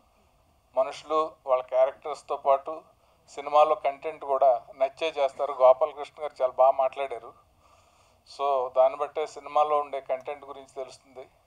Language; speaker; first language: Telugu; native; Telugu